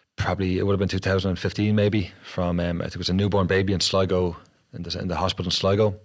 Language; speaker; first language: English; native; English